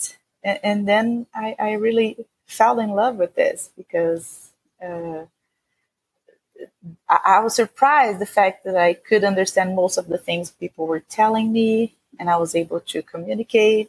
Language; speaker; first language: English; non-native, fluent; Portuguese